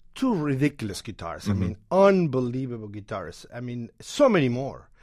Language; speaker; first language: English; non-native, fluent; Spanish